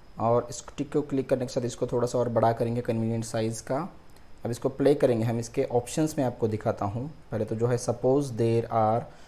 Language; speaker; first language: Hindi; non-native, local second language; Marathi